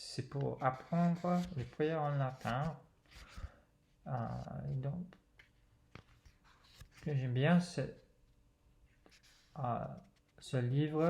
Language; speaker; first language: French; non-native, fluent; English